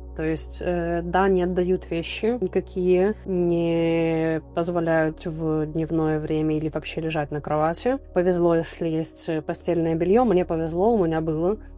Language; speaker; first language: Russian; native; Russian